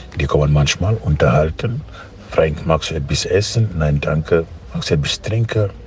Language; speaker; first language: German; non-native, learner; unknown